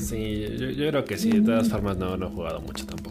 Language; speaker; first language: Spanish; native; Spanish